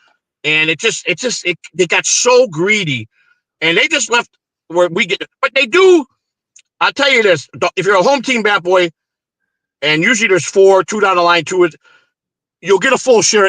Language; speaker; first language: English; native; English